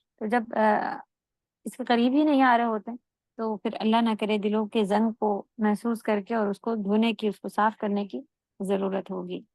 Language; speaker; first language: Urdu; native; Urdu